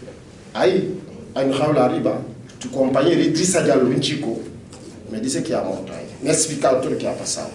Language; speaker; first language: Spanish; non-native, local second language; French